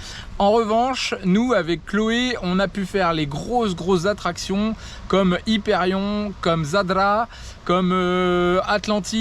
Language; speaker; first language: French; native; French